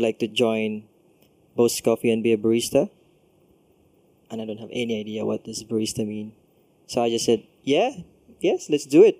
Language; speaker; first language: English; non-native, local second language; Cebuano